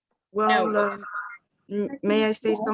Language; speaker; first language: English; non-native, fluent; Arabic